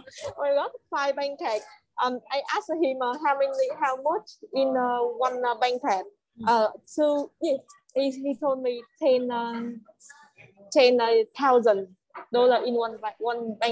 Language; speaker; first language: English; non-native, learner; Vietnamese